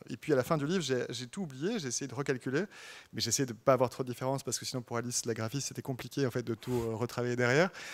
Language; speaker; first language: French; native; French